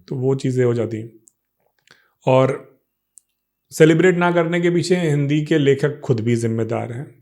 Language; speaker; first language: Hindi; non-native, local second language; Bangla